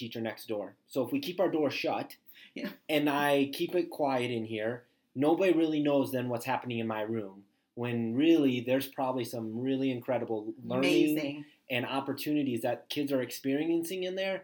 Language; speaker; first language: English; native; English